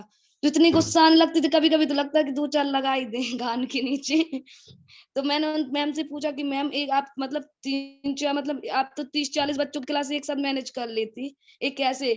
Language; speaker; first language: Hindi; native; Hindi